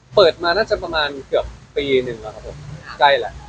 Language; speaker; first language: Thai; native; Thai